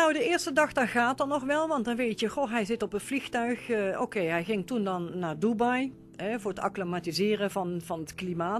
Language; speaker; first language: Dutch; native; Dutch